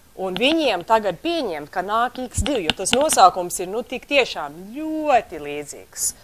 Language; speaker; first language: Latvian; early bilingual, heritage; Latvian